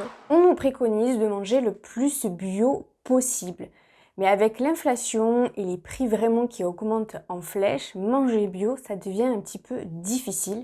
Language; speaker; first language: French; native; French